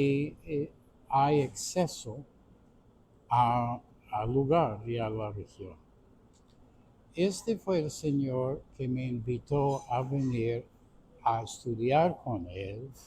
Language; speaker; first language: Spanish; non-native, fluent; English